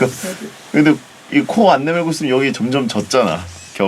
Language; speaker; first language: Korean; native; Korean